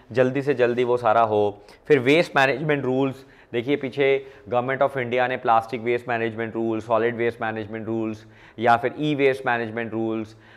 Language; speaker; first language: Hindi; non-native, local second language; Punjabi